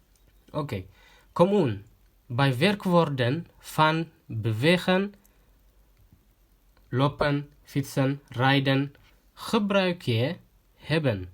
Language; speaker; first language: Dutch; non-native, fluent; Tigrinya